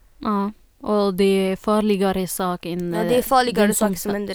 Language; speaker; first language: Swedish; non-native, fluent; Arabic